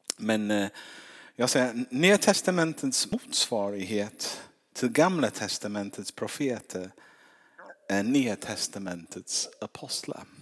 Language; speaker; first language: Swedish; non-native, fluent; English